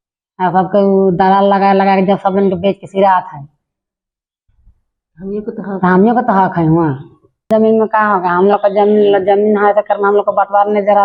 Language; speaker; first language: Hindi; non-native, local second language; Sadri